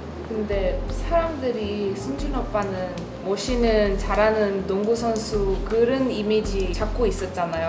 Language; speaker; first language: Korean; non-native, fluent; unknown